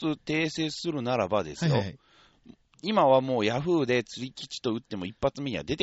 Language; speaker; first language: Japanese; native; Japanese